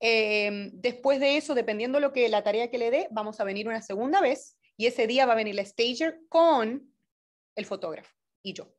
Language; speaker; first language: Spanish; native; Spanish